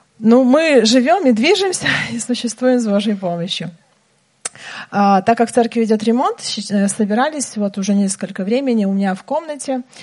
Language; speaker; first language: Russian; native; Russian